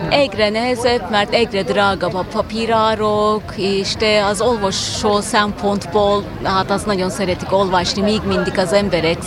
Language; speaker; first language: Hungarian; non-native, fluent; Turkish